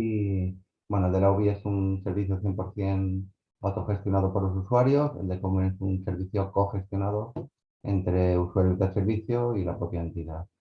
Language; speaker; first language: Spanish; native; Spanish